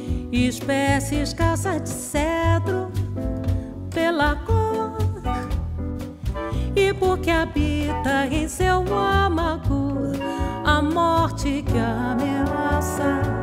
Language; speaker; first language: Portuguese; native; Portuguese